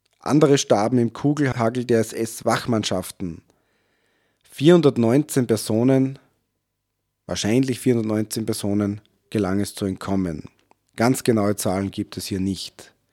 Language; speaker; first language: German; native; German